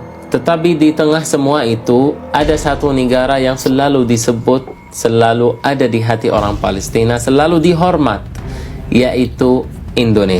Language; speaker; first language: Indonesian; non-native, fluent; Arabic